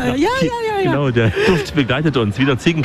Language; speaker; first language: German; native; German